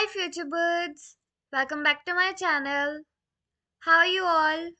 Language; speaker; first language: English; non-native, local second language; Punjabi